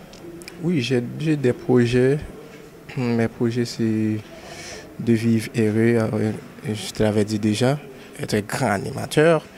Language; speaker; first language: French; non-native, local second language; Haitian Creole